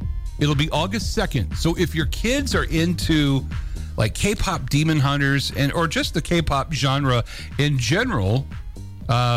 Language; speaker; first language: English; native; English